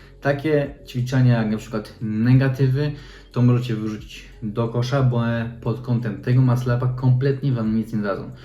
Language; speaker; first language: Polish; native; Polish